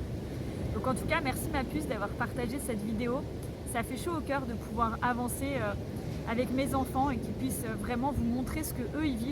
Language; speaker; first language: French; native; French